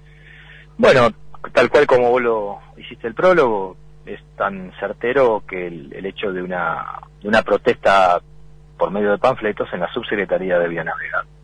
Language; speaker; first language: Spanish; native; Spanish